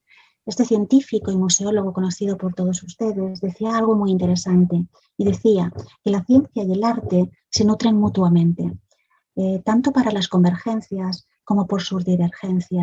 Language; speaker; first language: Spanish; native; Spanish